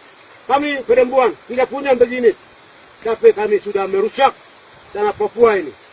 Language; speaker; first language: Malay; non-native, local second language; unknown